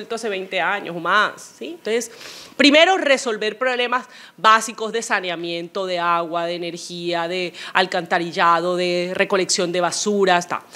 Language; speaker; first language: Spanish; native; Spanish